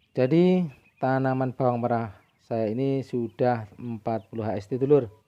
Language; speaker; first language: Indonesian; non-native, local second language; Javanese